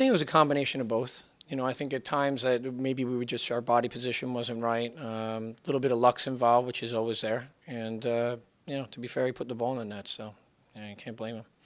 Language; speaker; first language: English; native; English